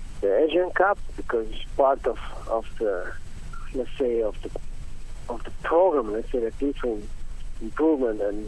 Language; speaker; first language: English; non-native, learner; Italian